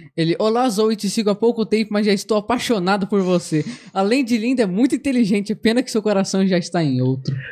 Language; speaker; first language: Portuguese; native; Portuguese